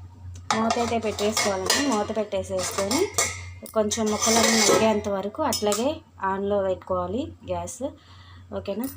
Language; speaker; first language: Telugu; native; Telugu